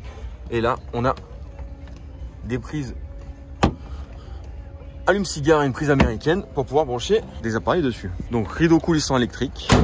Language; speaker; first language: French; native; French